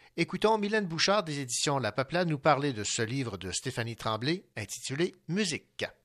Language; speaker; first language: French; native; French